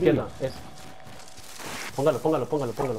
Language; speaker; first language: Spanish; native; Spanish